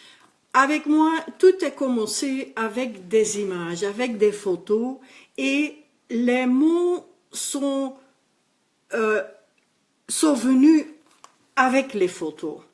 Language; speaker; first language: French; non-native, local second language; Dutch